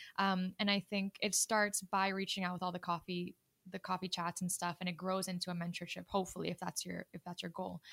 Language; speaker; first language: English; native; English